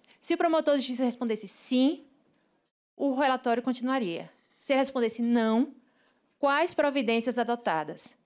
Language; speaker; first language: Portuguese; native; Portuguese